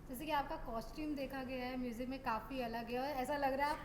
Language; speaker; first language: Hindi; native; Hindi